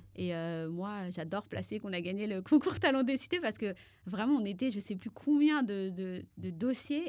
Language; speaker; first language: French; native; French